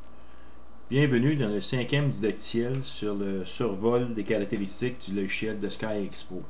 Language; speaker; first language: French; native; French